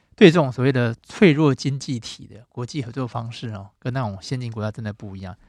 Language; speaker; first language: Chinese; native; Chinese